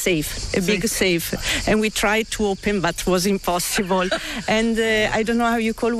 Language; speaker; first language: English; non-native, learner; Italian